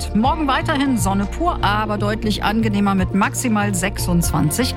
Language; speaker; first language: German; native; German